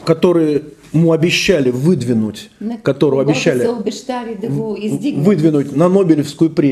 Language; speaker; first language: Russian; native; Russian